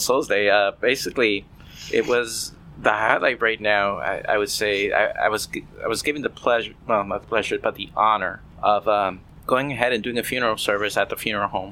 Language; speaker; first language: English; native; English